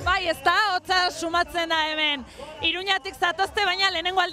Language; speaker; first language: Basque; native; Basque